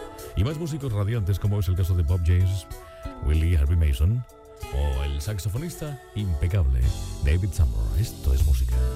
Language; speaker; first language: Spanish; native; Spanish